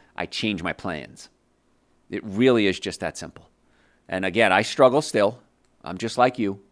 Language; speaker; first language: English; early bilingual, other home language; Italian